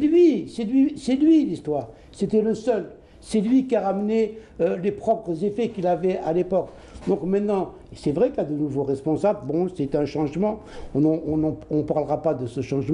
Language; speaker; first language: French; non-native, local second language; Arabic